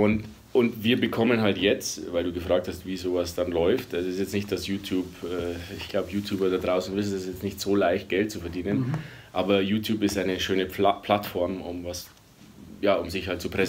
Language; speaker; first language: German; native; German